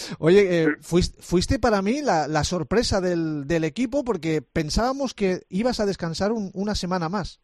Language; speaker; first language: Spanish; native; Spanish